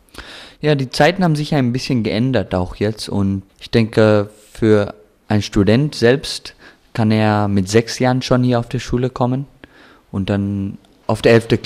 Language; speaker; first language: German; early bilingual, heritage; German